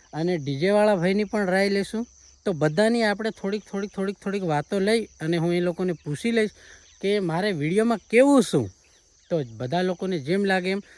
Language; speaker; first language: Gujarati; non-native, local second language; Bhili